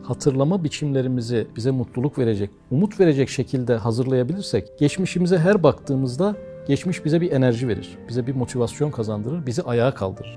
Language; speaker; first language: Turkish; native; Turkish